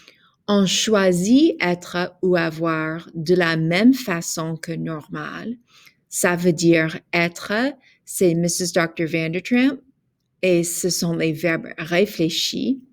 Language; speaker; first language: French; non-native, fluent; English